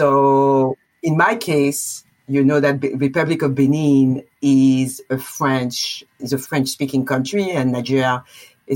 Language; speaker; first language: English; non-native, fluent; French